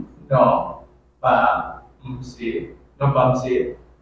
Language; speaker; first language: Portuguese; non-native, fluent; Haitian Creole